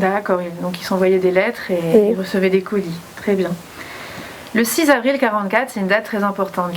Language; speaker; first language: French; native; French